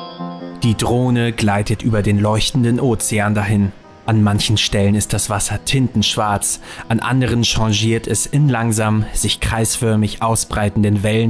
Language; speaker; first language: German; native; German